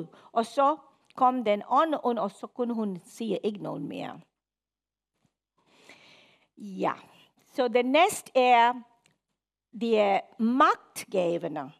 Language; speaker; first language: Danish; non-native, fluent; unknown